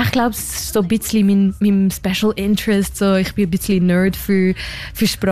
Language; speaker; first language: German; non-native, local second language; French